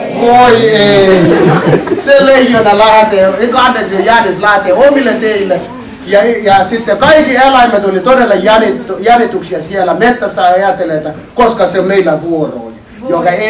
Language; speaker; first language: Finnish; non-native, learner; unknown